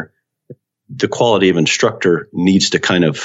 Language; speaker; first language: English; native; English